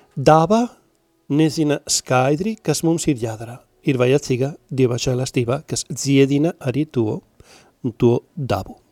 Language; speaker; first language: Latvian; non-native, learner; Spanish